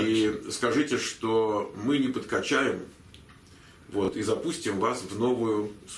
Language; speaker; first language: Russian; native; Russian